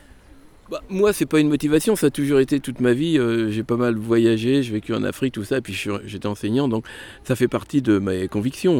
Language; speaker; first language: French; native; French